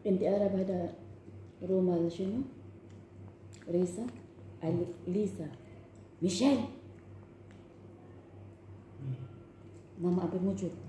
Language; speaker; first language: Arabic; non-native, learner; Filipino